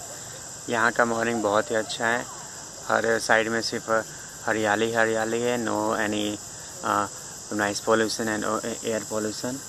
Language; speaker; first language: Hindi; native; Hindi